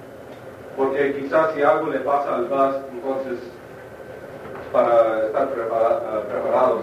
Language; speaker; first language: Spanish; non-native, fluent; English